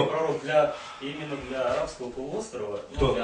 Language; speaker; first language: Russian; native; Russian